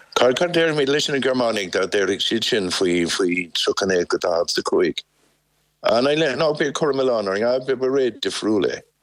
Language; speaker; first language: Irish; native; Irish